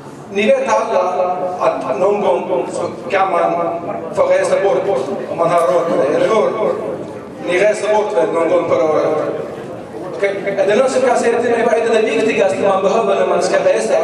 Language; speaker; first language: Swedish; early bilingual, other home language; Arabic